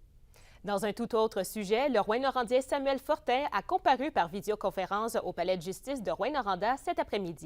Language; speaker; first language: French; native; French